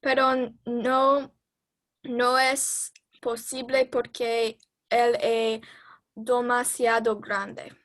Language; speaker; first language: Spanish; non-native, learner; English